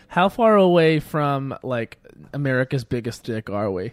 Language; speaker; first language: English; native; English